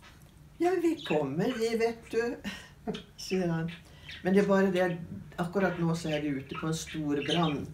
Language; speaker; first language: Norwegian; native; Norwegian